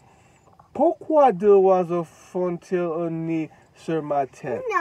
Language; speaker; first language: French; non-native, learner; English